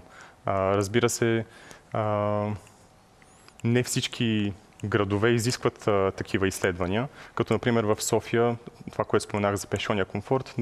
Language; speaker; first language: Bulgarian; native; Bulgarian